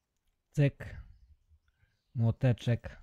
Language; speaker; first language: Polish; native; Polish